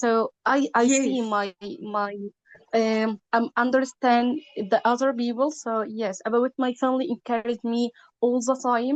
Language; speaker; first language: English; non-native, learner; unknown